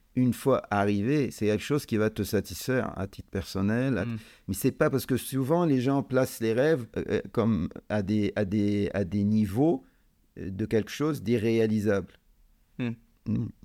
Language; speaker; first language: French; non-native, local second language; Arabic